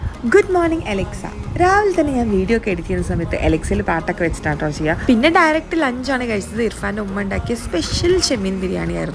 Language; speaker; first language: Malayalam; native; Malayalam